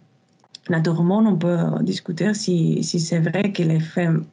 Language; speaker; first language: French; non-native, fluent; Spanish